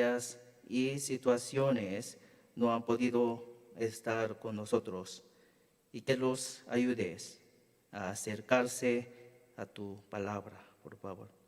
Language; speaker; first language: Spanish; non-native, learner; Korean